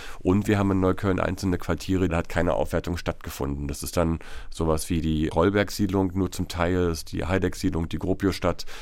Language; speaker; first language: German; native; German